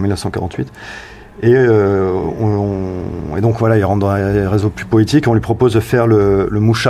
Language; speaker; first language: French; native; French